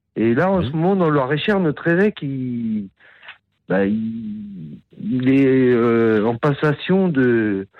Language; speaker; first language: French; native; French